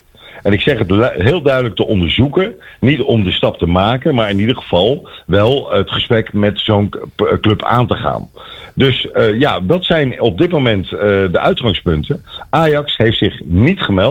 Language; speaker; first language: Dutch; native; Dutch